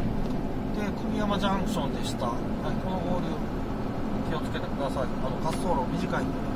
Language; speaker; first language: Japanese; native; Japanese